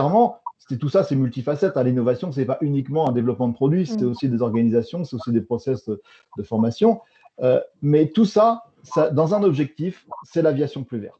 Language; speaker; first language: French; native; French